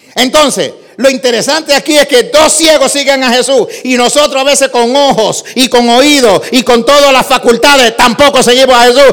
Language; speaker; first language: Spanish; early bilingual, heritage; Spanish